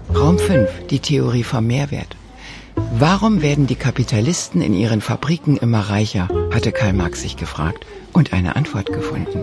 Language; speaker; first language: German; native; German